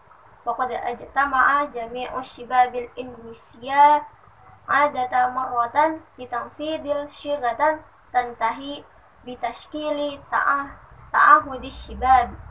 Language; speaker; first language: Arabic; non-native, learner; Indonesian